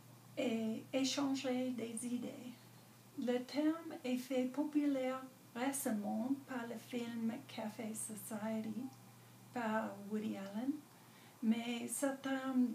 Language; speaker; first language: French; non-native, learner; English